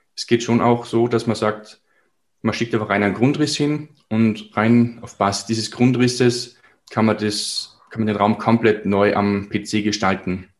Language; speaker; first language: German; native; German